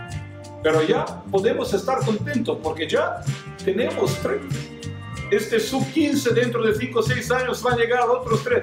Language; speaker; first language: Portuguese; non-native, learner; Croatian